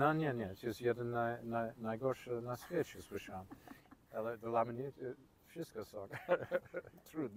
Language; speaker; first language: Polish; non-native, learner; English